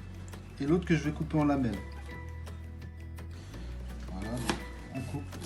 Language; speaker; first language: French; native; French